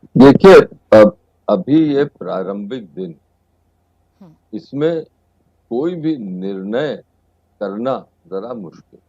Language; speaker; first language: Hindi; native; Hindi